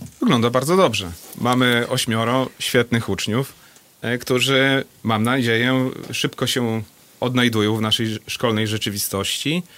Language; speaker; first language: Polish; native; Polish